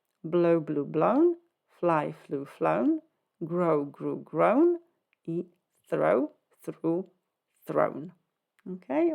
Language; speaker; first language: English; non-native, fluent; Polish